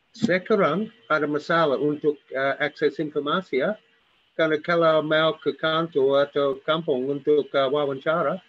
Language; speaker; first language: Indonesian; non-native, learner; English